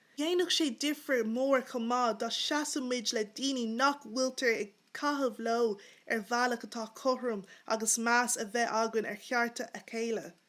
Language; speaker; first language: Irish; native; Irish